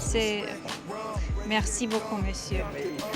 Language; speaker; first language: French; non-native, learner; Romanian